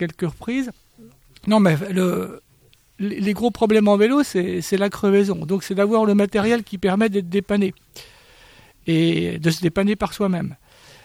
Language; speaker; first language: French; native; French